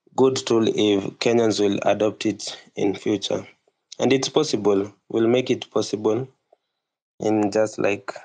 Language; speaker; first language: English; non-native, local second language; Kikuyu